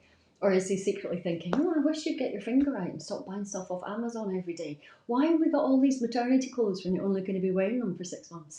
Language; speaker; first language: English; native; English